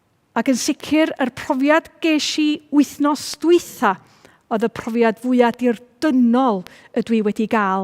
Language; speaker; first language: Welsh; native; Welsh